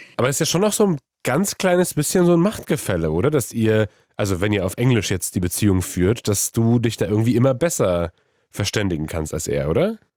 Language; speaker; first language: German; non-native, fluent; Polish